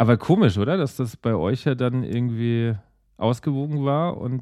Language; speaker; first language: German; native; German